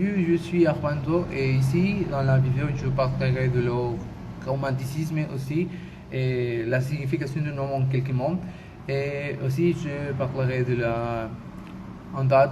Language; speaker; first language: French; non-native, learner; Spanish